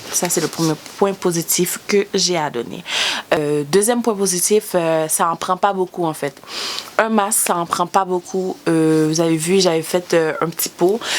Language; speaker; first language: French; native; French